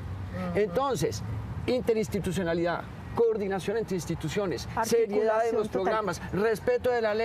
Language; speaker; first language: Spanish; native; Spanish